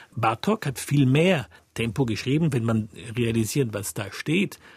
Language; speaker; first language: German; non-native, fluent; French